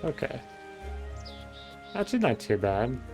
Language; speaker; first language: English; native; English